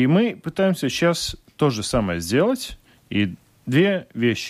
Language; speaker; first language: Russian; non-native, local second language; Latvian